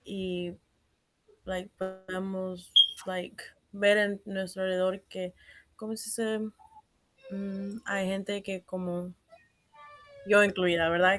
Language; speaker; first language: Spanish; early bilingual, heritage; Spanish